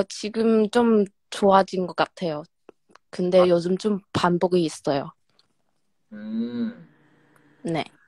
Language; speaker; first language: Korean; non-native, fluent; Chinese